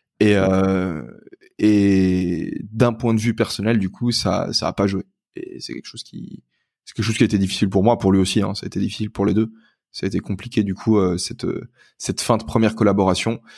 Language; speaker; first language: French; native; French